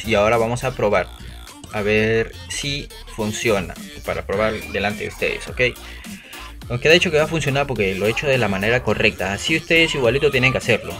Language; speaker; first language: Spanish; native; Spanish